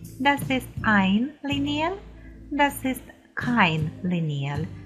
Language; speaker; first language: German; non-native, fluent; Ukrainian